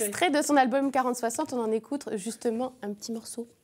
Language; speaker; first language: French; native; French